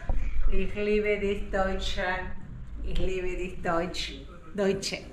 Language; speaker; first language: German; non-native, learner; Spanish